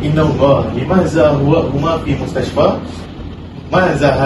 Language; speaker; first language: Arabic; non-native, learner; Malay